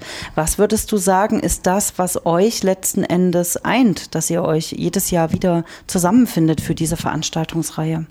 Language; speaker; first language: German; native; German